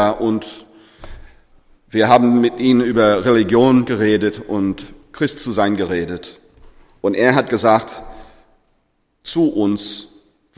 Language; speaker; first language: German; non-native, fluent; English